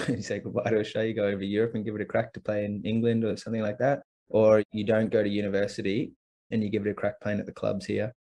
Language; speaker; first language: English; native; English